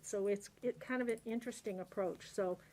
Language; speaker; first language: English; native; English